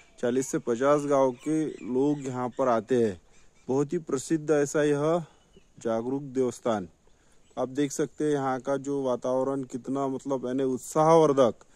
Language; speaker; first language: Hindi; non-native, local second language; Marathi